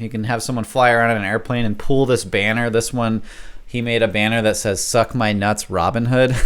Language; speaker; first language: English; native; English